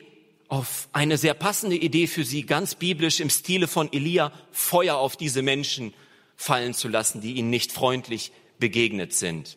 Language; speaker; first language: German; native; German